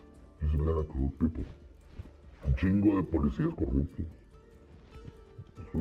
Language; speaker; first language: Spanish; native; Spanish